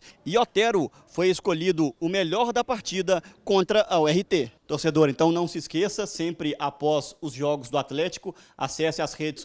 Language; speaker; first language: Portuguese; native; Portuguese